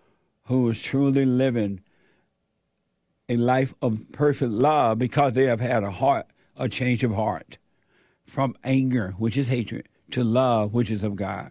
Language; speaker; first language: English; native; English